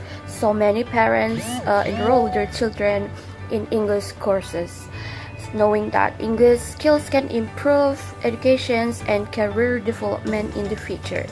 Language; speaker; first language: English; non-native, learner; Indonesian